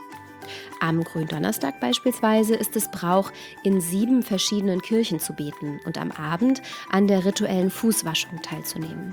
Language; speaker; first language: German; native; German